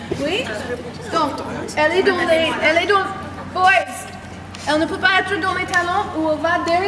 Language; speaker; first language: French; non-native, learner; English